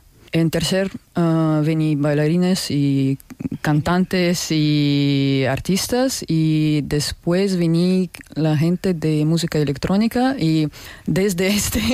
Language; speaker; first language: Spanish; non-native, learner; Russian